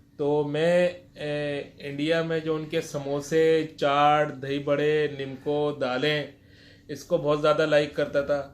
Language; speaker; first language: Urdu; native; Urdu